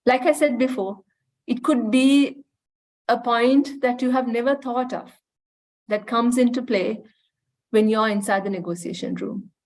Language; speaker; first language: English; non-native, local second language; Sinhala